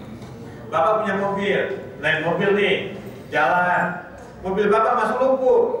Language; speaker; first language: Indonesian; native; Indonesian